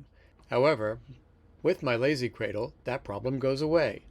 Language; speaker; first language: English; native; English